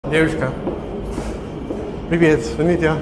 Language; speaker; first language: Russian; non-native, learner; Spanish